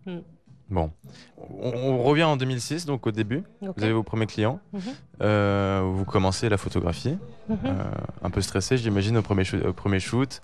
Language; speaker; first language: French; native; French